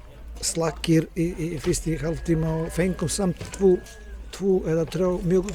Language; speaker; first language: Icelandic; non-native, learner; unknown